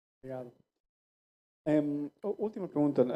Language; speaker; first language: Portuguese; non-native, fluent; Spanish